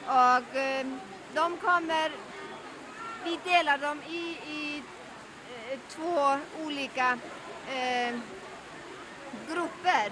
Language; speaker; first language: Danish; non-native, learner; Icelandic